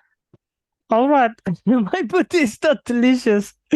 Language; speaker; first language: English; non-native, fluent; Indonesian